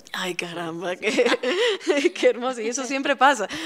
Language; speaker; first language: Spanish; native; Spanish